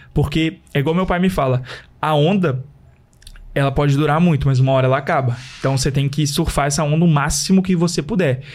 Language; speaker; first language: Portuguese; native; Portuguese